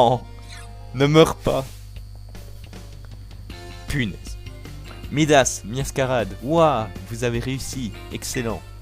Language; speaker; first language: French; native; French